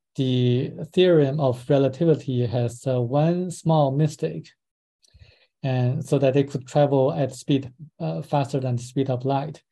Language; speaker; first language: English; non-native, fluent; Chinese